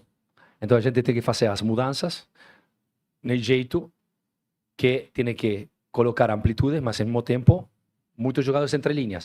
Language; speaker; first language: Portuguese; non-native, fluent; Spanish